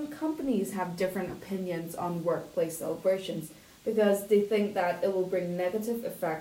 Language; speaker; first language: English; non-native, local second language; Cantonese